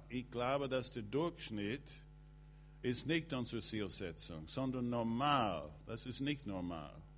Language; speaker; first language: German; non-native, fluent; English